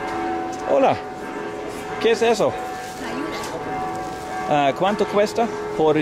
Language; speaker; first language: Spanish; non-native, learner; Norwegian